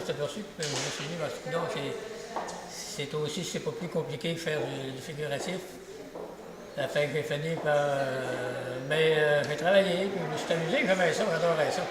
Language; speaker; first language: French; native; French